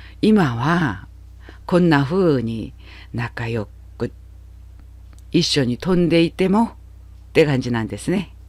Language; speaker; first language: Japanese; non-native, fluent; Korean